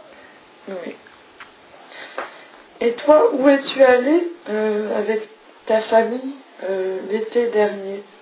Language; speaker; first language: French; non-native, fluent; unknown